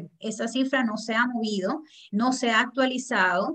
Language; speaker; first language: Spanish; native; Spanish